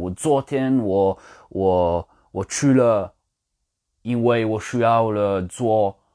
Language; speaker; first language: Chinese; non-native, learner; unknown